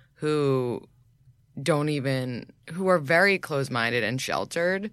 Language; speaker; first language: English; native; English